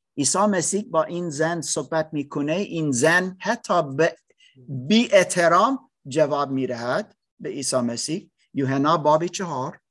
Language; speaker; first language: Persian; non-native, learner; English